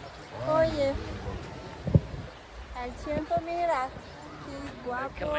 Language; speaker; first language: Spanish; non-native, fluent; French